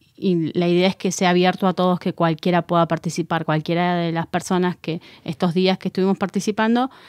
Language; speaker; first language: Spanish; native; Spanish